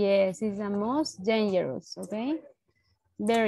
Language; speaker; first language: English; non-native, learner; Spanish